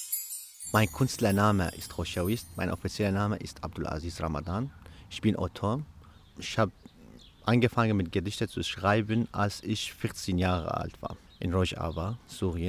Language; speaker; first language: German; non-native, fluent; Kurdish